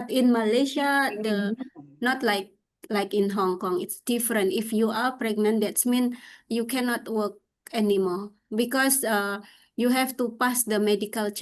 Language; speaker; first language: English; non-native, learner; Indonesian